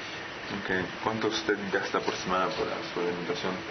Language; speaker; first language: Spanish; non-native, learner; French